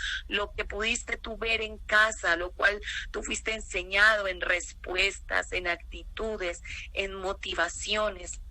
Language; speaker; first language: Spanish; native; Spanish